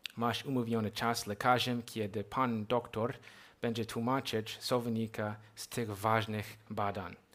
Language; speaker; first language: Polish; non-native, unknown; English